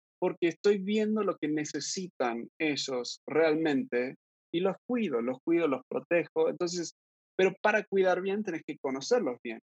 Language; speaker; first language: Spanish; early bilingual, other home language; English